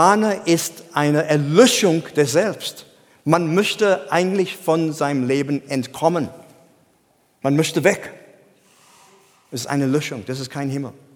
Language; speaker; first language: German; non-native, fluent; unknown